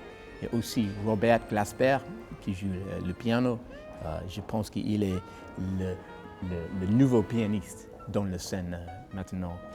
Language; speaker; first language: French; non-native, learner; English